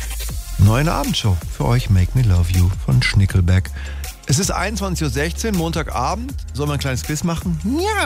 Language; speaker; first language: German; native; German